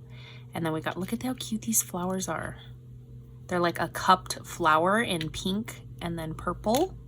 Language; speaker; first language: English; native; English